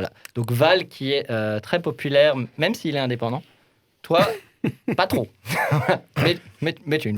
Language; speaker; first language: French; native; French